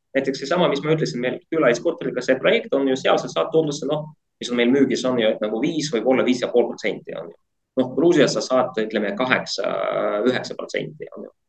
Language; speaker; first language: Estonian; non-native, local second language; Russian